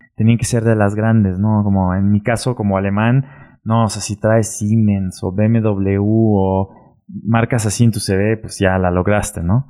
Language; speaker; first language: Spanish; early bilingual, heritage; German